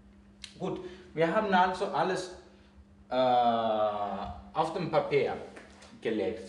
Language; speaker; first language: German; non-native, fluent; Greek